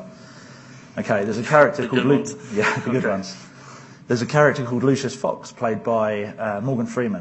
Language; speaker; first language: English; native; English